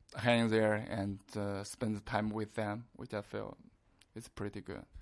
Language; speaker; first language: English; non-native, learner; Chinese